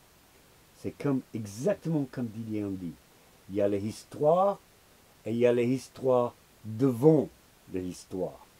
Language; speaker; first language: French; non-native, learner; English